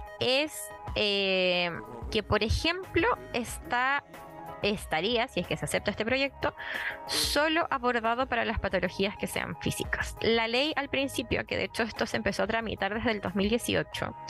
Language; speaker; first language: Spanish; native; Spanish